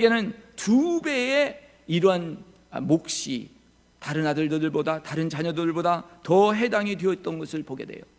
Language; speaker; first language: Korean; native; Korean